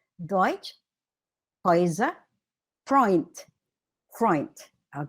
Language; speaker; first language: German; non-native, fluent; Filipino